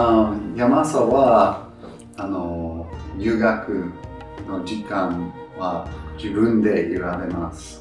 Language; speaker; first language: Japanese; non-native, learner; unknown